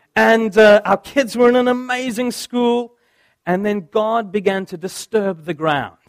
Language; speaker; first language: English; native; English